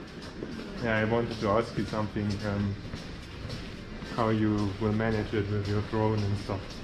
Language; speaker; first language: English; non-native, fluent; German